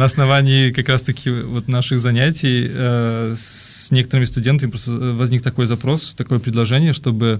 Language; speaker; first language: Russian; native; Russian